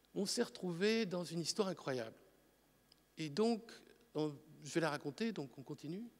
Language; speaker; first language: French; native; French